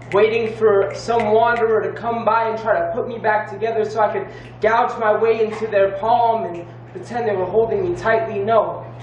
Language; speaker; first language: English; native; English